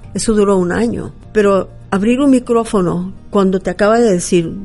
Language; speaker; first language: Spanish; early bilingual, heritage; Spanish